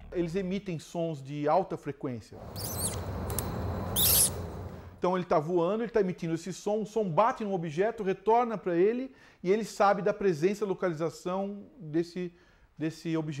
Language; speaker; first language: Portuguese; native; Portuguese